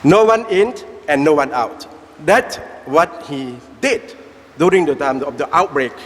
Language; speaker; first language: English; non-native, fluent; Thai